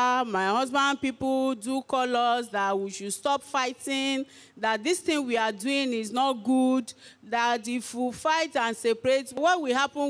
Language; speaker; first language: English; non-native, local second language; Igbo